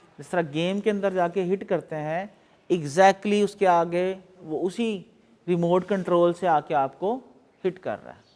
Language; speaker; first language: Urdu; native; Urdu